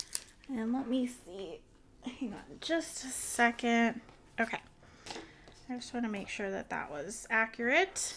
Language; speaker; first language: English; native; English